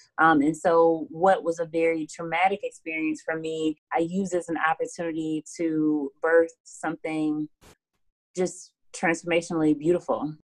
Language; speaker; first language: English; native; English